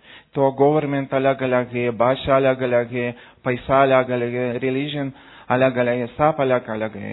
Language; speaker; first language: Hindi; non-native, learner; Russian